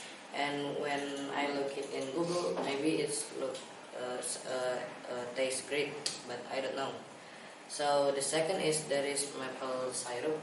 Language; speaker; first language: English; non-native, learner; Indonesian